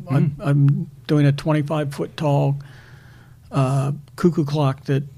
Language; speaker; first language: English; native; English